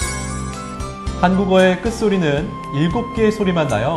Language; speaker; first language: Korean; native; Korean